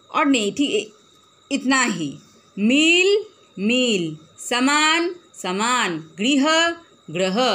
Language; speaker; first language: Hindi; non-native, local second language; Bangla